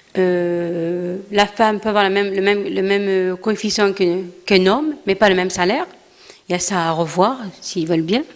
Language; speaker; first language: French; non-native, local second language; Arabic